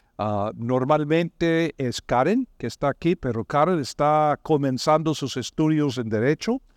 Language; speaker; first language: Spanish; non-native, fluent; English